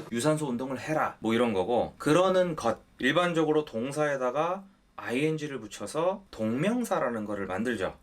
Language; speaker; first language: Korean; native; Korean